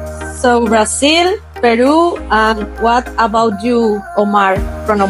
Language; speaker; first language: English; non-native, learner; Spanish